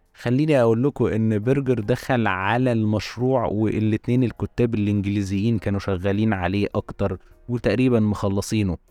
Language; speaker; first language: Arabic; native; Arabic